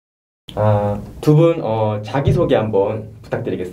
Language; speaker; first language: Korean; native; Korean